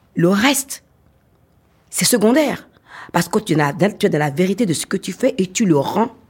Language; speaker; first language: French; non-native, local second language; Fon